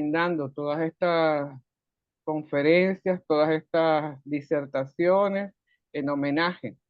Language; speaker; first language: Spanish; native; Spanish